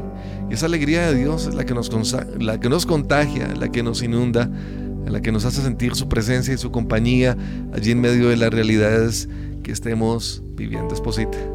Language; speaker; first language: Spanish; native; Spanish